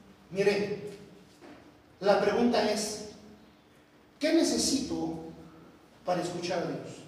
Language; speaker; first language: Spanish; native; Spanish